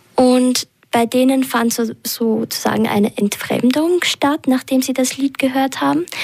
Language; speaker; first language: German; early bilingual, other home language; Albanian